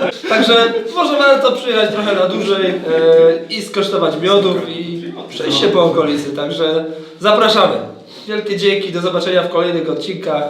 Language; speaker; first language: Polish; native; Polish